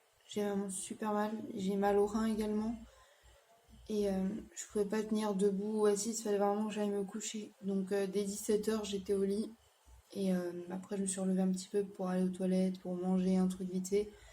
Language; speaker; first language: French; native; French